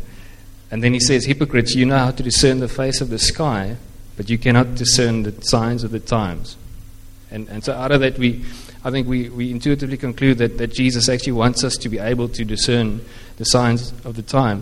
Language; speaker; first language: English; non-native, local second language; Afrikaans